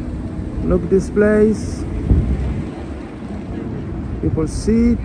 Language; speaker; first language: English; non-native, learner; Portuguese